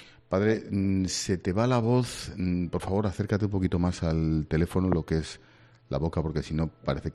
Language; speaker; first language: Spanish; native; Spanish